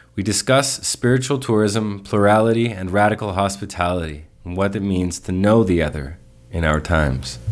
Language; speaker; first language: English; native; English